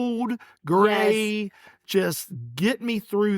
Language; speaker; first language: English; native; English